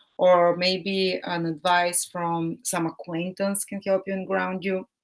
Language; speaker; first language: English; non-native, fluent; Bulgarian